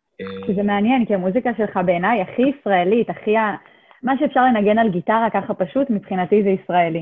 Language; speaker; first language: Hebrew; native; Hebrew